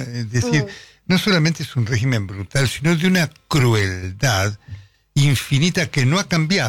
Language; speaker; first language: Spanish; native; Spanish